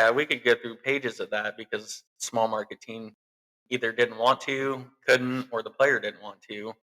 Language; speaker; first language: English; native; English